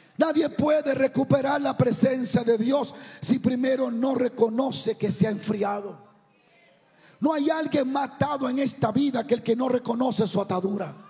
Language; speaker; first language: Spanish; native; Spanish